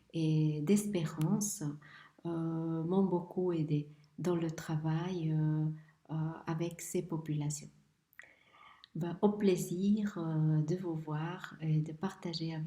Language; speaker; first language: French; non-native, fluent; Spanish